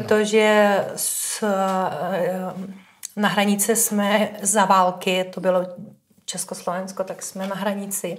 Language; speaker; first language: Czech; non-native, fluent; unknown